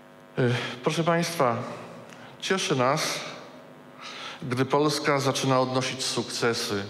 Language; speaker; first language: Polish; native; Polish